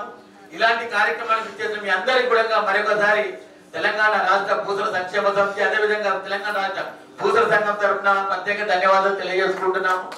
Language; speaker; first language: Telugu; native; Telugu